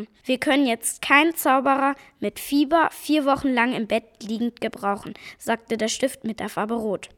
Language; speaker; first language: German; native; German